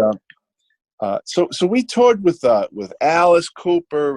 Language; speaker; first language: English; native; English